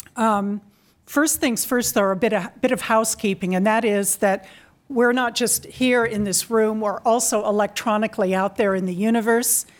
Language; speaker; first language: English; native; English